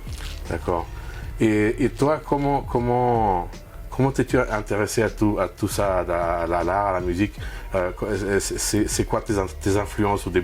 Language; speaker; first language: French; non-native, fluent; Spanish